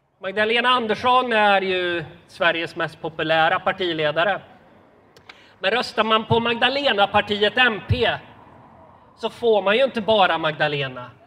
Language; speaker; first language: Swedish; native; Swedish